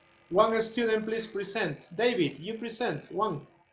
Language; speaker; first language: English; non-native, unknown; Spanish